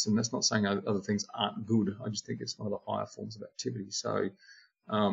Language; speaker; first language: English; native; English